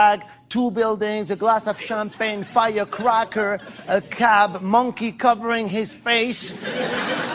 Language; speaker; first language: English; non-native, fluent; French